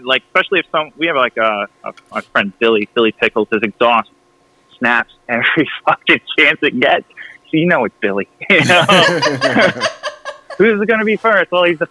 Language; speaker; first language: English; native; English